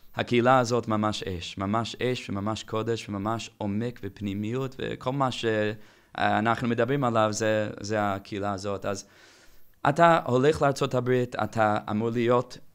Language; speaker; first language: Hebrew; non-native, fluent; English